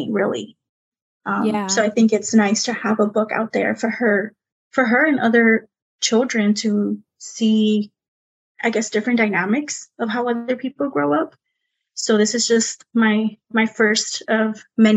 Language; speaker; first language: English; early bilingual, other home language; Spanish